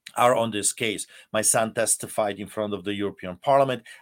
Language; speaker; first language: English; non-native, fluent; Polish